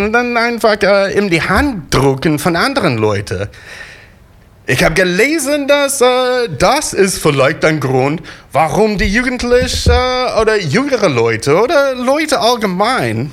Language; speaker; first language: German; non-native, learner; English